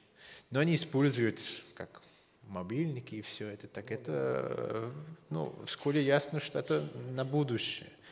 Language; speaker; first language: Russian; non-native, fluent; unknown